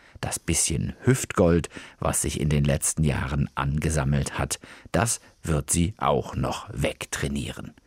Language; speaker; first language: German; native; German